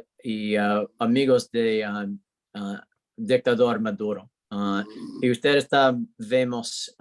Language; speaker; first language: Spanish; non-native, learner; English